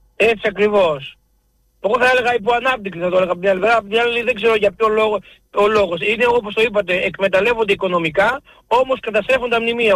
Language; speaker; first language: Greek; native; Greek